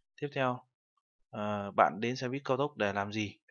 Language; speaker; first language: Vietnamese; native; Vietnamese